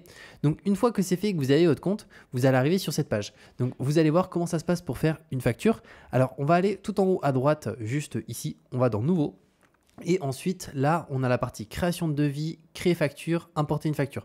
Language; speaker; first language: French; native; French